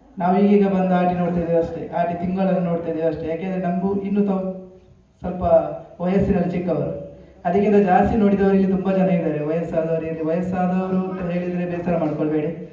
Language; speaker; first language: Kannada; non-native, local second language; Tulu